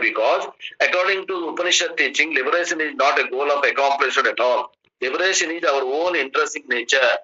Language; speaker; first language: English; non-native, local second language; Kannada